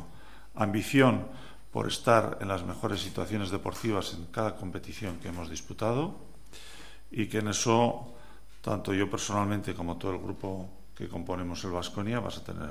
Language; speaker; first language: Spanish; native; Spanish